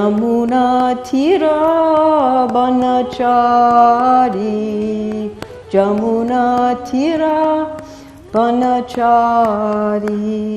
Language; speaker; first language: Hindi; non-native, fluent; English